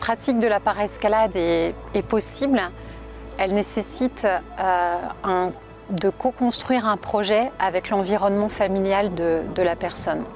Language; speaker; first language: French; native; French